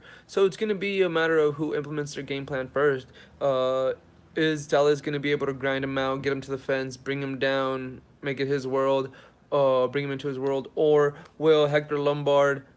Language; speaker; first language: English; native; English